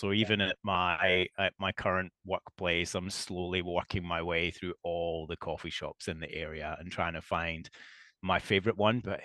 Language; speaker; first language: English; native; English